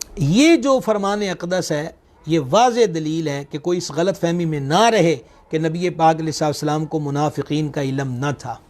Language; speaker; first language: Urdu; non-native, local second language; Punjabi